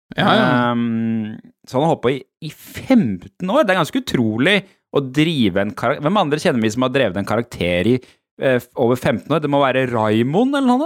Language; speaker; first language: Norwegian; native; Norwegian